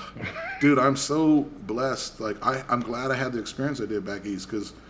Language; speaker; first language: English; native; English